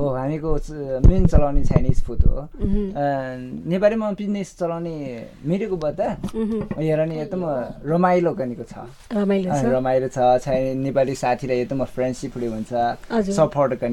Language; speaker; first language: Nepali; non-native, learner; Chinese